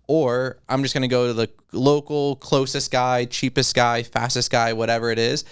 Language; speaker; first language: English; native; English